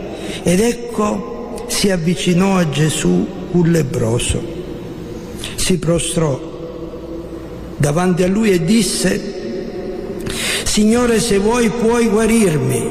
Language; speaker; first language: Italian; native; Italian